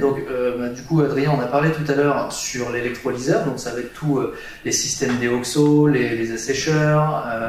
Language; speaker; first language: French; native; French